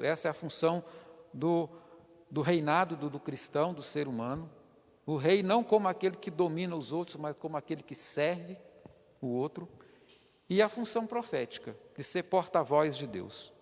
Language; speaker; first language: Portuguese; native; Portuguese